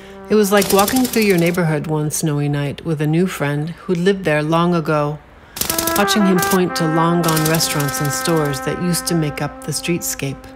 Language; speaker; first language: English; native; English